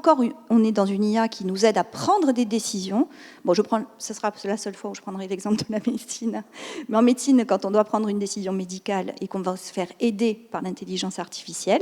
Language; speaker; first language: French; native; French